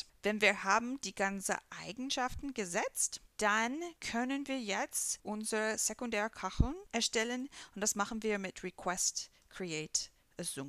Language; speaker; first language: German; non-native, fluent; English